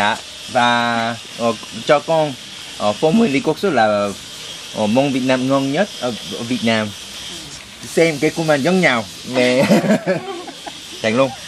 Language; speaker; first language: Vietnamese; non-native, learner; Korean